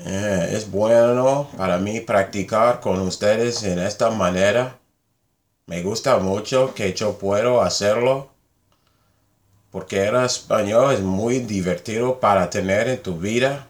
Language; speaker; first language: Spanish; non-native, learner; English